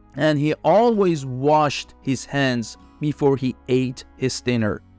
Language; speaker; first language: English; non-native, fluent; Persian